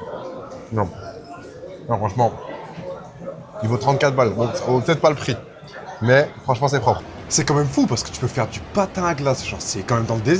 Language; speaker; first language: French; native; French